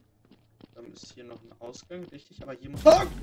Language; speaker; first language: German; native; German